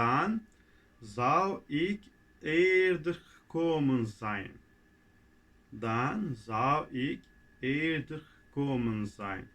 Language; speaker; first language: Dutch; non-native, fluent; Turkish